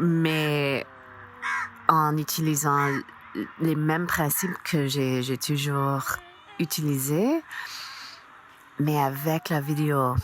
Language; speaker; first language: French; non-native, fluent; English